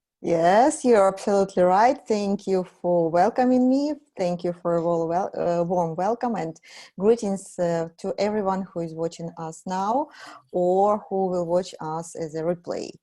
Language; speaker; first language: English; non-native, fluent; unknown